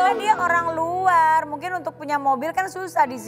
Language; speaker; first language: Indonesian; native; Indonesian